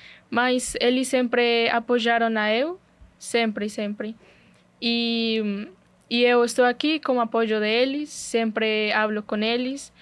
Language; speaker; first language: Portuguese; non-native, learner; Spanish